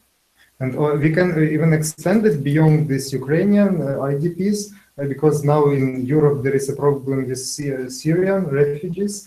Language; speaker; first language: English; non-native, fluent; Ukrainian